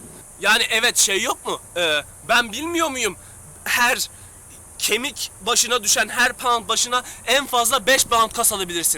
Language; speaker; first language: Turkish; native; Turkish